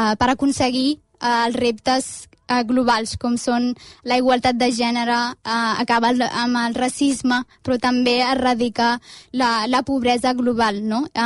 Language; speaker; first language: Catalan; early bilingual, other home language; Amharic